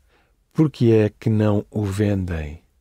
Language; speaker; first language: Portuguese; non-native, learner; English